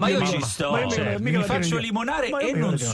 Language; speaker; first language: Italian; native; Italian